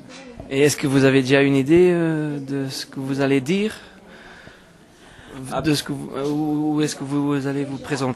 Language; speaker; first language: French; non-native, local second language; Dutch